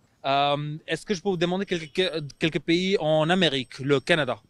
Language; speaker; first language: French; non-native, fluent; English